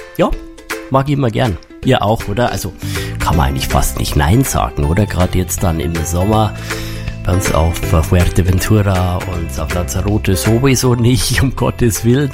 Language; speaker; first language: German; native; German